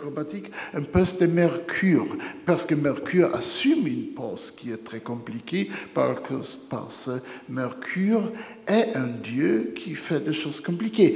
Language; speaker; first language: French; non-native, fluent; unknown